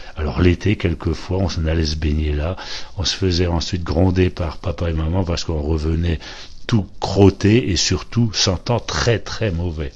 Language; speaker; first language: French; early bilingual, other home language; Polish